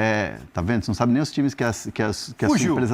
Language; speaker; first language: Portuguese; native; Portuguese